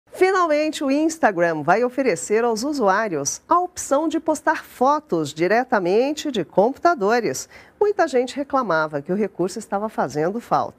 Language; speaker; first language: Portuguese; native; Portuguese